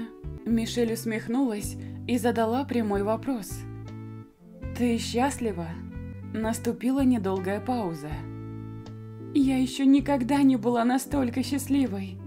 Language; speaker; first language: Russian; native; Russian